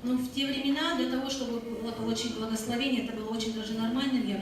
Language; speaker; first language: Russian; native; Russian